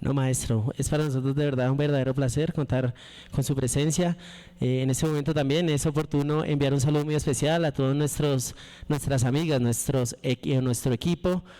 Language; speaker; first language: Spanish; native; Spanish